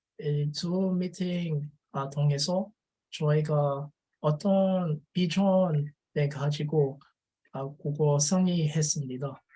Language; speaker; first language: Korean; non-native, learner; French